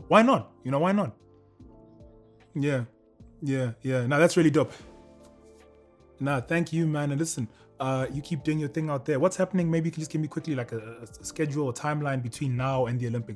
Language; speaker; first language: English; native; English